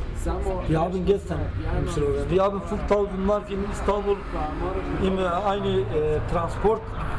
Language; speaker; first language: German; non-native, learner; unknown